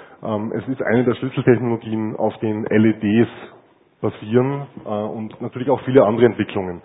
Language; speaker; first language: German; native; German